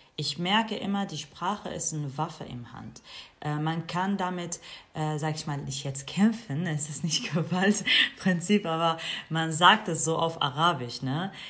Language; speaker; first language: German; non-native, fluent; Kurdish